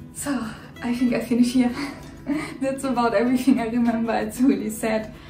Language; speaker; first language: English; non-native, fluent; German